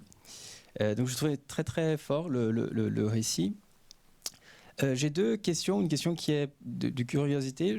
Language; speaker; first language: French; native; French